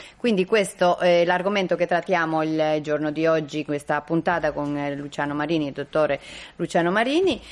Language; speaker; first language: Italian; non-native, fluent; Spanish